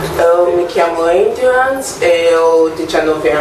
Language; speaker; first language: Italian; non-native, learner; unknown